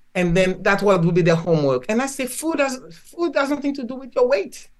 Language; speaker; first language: English; non-native, fluent; Haitian Creole